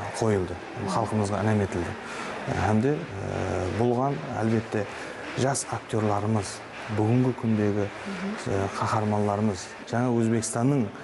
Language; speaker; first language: Uzbek; non-native, local second language; Kara-Kalpak